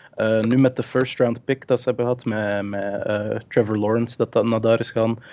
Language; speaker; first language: Dutch; early bilingual, other home language; English